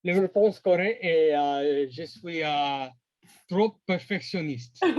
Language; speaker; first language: French; non-native, learner; English